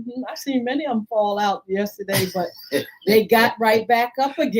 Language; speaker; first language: English; native; English